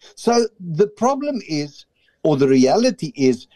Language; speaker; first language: English; non-native, local second language; Afrikaans